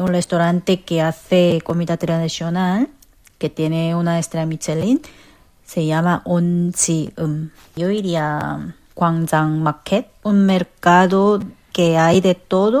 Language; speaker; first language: Spanish; non-native, fluent; Korean